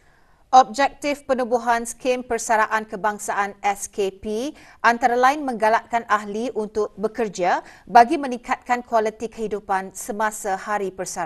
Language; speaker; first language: Malay; native; Malay